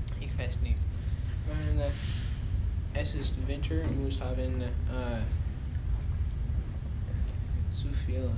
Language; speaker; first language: German; non-native, learner; English